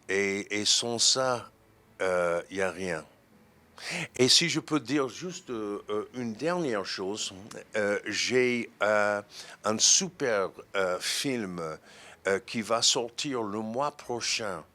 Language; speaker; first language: French; non-native, fluent; English